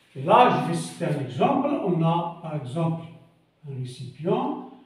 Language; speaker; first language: French; non-native, local second language; Arabic